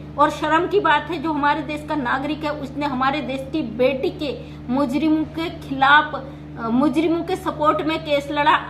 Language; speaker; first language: Hindi; native; Hindi